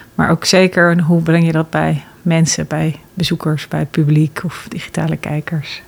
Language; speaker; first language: Dutch; native; Dutch